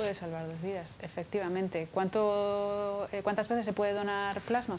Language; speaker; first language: Spanish; native; Spanish